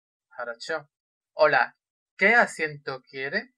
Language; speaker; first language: Spanish; non-native, fluent; Russian